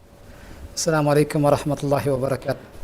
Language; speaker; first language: Arabic; non-native, fluent; Indonesian